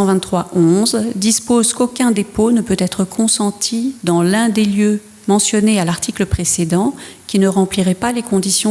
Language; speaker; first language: French; native; French